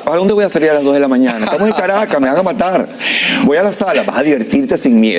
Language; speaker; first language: Spanish; native; Spanish